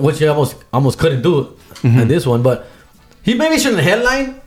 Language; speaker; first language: English; native; English